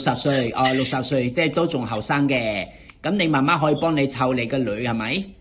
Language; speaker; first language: Cantonese; native; Cantonese